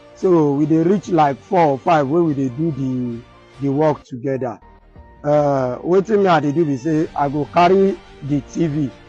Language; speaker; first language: Nigerian Pidgin; native; Nigerian Pidgin